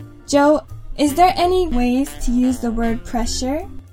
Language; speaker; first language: English; early bilingual, other home language; Japanese